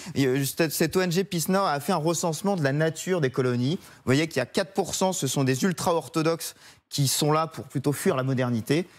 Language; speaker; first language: French; native; French